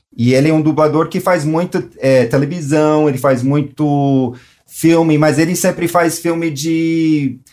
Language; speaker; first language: Portuguese; non-native, fluent; English